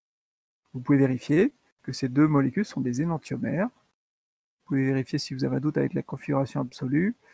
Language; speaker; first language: French; native; French